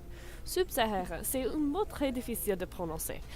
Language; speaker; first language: French; non-native, learner; English